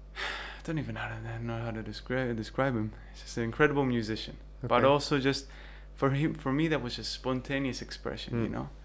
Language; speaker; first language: English; early bilingual, other home language; Greek